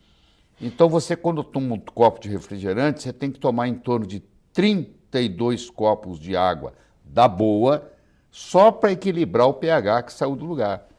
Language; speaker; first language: Portuguese; native; Portuguese